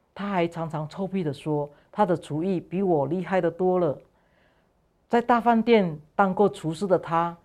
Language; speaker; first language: Chinese; non-native, fluent; Indonesian